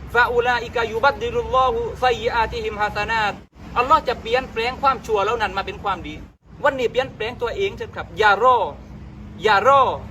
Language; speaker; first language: Thai; non-native, local second language; Malay